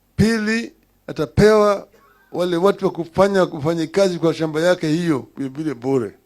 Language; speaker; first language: Swahili; non-native, local second language; Luo (Kenya and Tanzania)